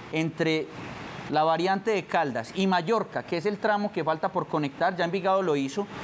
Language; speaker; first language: Spanish; native; Spanish